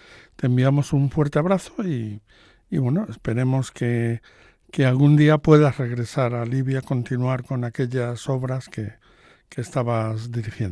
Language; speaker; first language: Spanish; native; Spanish